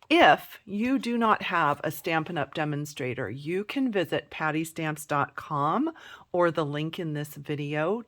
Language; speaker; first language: English; native; English